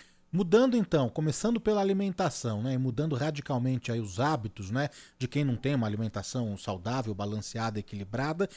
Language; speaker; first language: Portuguese; native; Portuguese